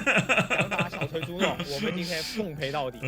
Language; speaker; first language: Chinese; native; Chinese